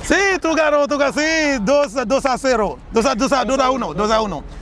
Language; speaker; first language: Spanish; non-native, learner; Haitian Creole